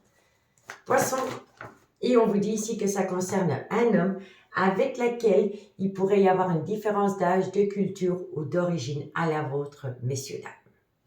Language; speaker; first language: French; native; French